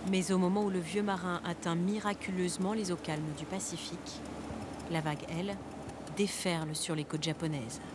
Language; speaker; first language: French; native; French